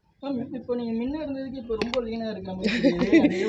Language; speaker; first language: Tamil; native; Tamil